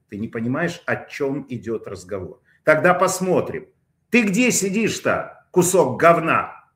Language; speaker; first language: Russian; native; Russian